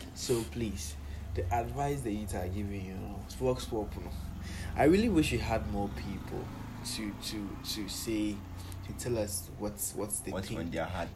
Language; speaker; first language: English; non-native, local second language; Akan